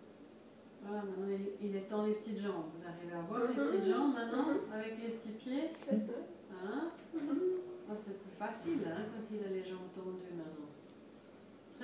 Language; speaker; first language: French; native; French